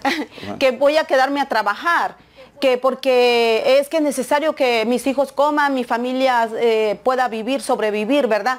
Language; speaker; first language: Spanish; native; Spanish